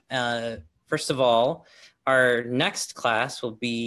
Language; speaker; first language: English; native; English